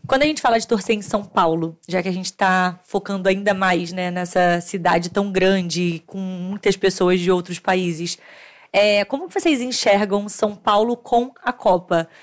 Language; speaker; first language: Portuguese; native; Portuguese